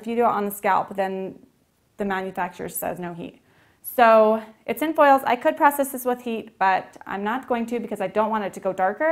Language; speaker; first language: English; native; English